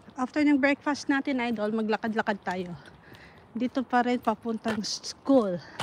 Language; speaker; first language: Filipino; non-native, local second language; Cebuano